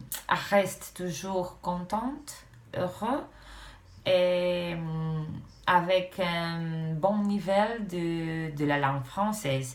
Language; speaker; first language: French; non-native, fluent; Romanian